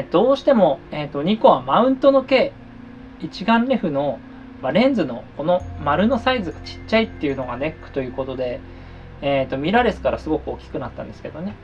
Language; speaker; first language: Japanese; native; Japanese